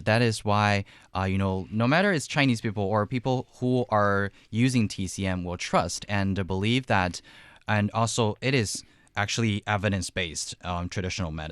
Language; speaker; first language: English; non-native, fluent; Chinese